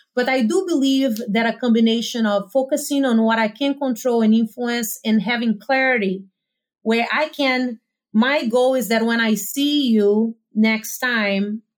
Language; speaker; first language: English; non-native, fluent; Portuguese